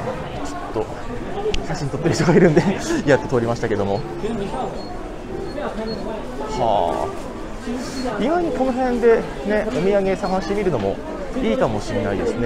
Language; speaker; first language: Japanese; native; Japanese